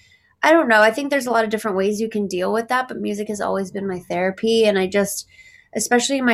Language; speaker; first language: English; native; English